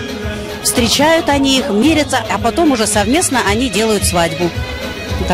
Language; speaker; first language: Russian; native; Russian